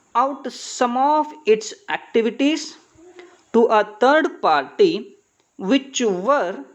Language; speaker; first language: English; non-native, local second language; Kannada